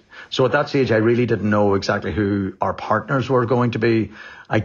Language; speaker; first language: English; native; English